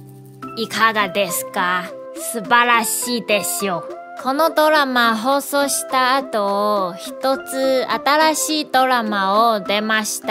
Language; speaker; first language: Japanese; non-native, learner; Chinese